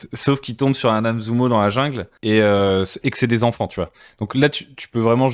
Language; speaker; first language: French; native; French